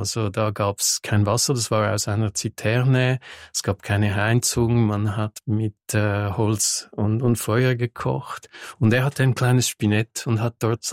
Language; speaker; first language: German; non-native, fluent; French